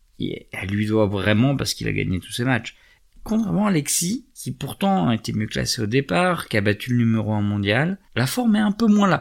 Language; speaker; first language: French; native; French